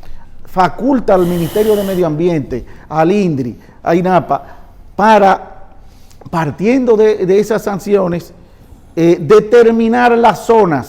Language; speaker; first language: Spanish; native; Spanish